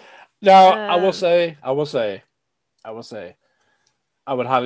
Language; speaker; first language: English; native; English